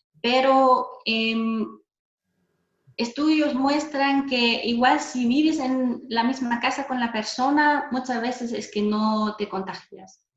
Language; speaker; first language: Spanish; non-native, fluent; German